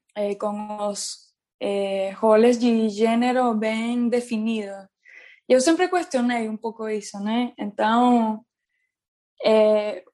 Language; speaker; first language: Portuguese; non-native, learner; Spanish